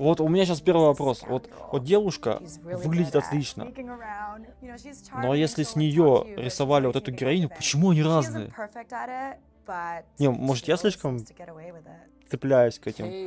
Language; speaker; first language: Russian; native; Russian